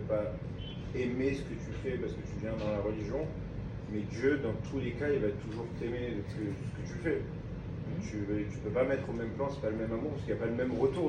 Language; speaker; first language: French; native; French